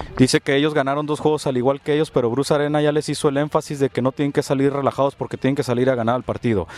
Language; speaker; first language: Spanish; native; Spanish